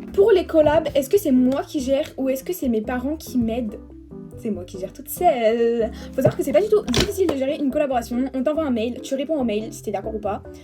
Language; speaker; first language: French; native; French